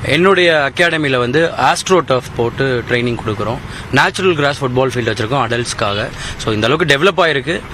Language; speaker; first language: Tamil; non-native, local second language; Telugu